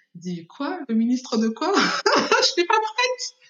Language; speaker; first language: French; native; French